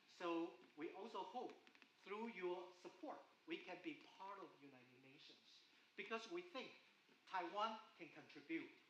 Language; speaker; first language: English; non-native, fluent; Chinese